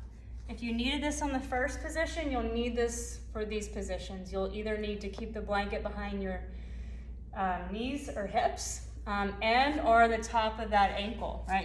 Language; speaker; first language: English; native; English